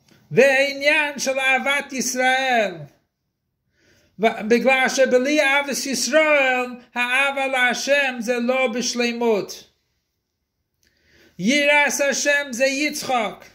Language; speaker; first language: Hebrew; non-native, fluent; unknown